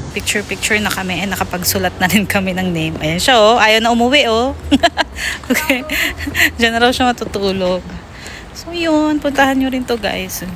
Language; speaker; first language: Filipino; native; Filipino